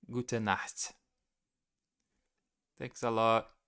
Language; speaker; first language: German; non-native, learner; Portuguese